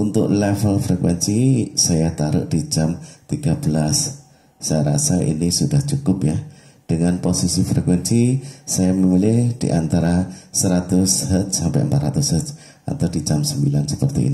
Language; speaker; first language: Indonesian; native; Indonesian